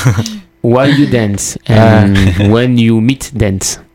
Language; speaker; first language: English; non-native, learner; French